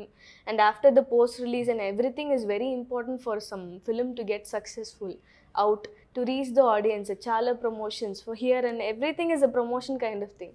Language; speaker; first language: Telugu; non-native, learner; Tamil